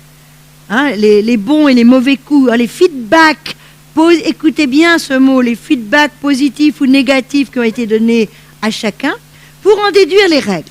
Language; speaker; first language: French; native; French